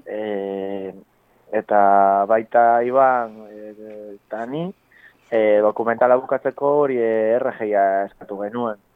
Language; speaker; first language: Basque; non-native, fluent; Galician